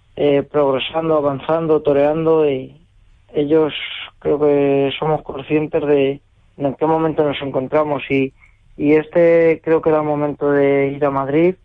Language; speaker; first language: Spanish; native; Spanish